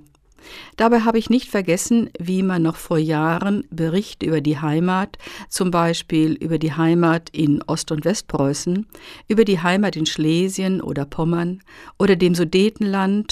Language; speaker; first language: German; native; German